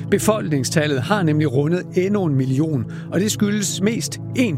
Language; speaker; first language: Danish; native; Danish